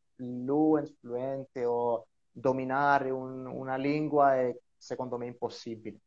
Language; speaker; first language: Italian; non-native, fluent; Greek